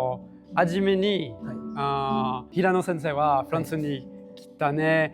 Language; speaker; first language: Japanese; non-native, learner; French